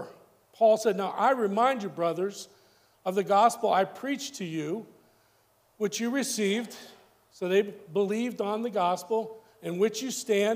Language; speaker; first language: English; native; English